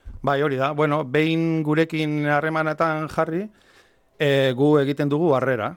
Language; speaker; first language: Basque; non-native, local second language; Spanish